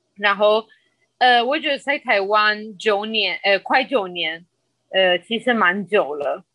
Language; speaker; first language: Chinese; non-native, fluent; Spanish